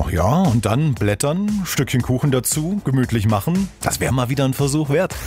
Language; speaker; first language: German; native; German